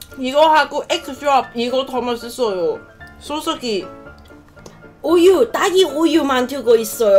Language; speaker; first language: Korean; non-native, learner; Cantonese